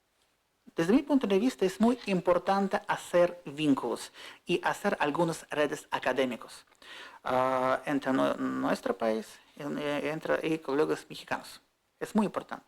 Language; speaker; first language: Spanish; non-native, fluent; Russian